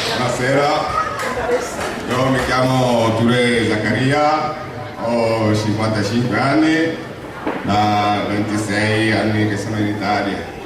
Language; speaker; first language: Italian; non-native, learner; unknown